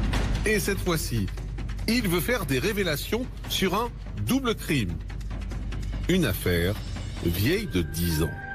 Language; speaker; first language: French; native; French